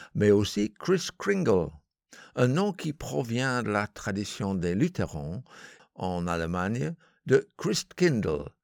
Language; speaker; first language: French; non-native, fluent; English